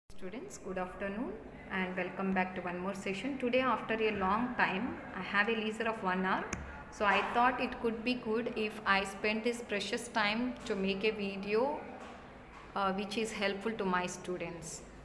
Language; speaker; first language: English; non-native, local second language; Telugu